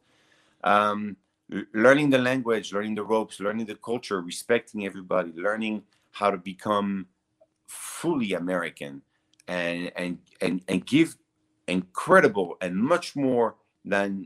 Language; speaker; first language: English; non-native, fluent; French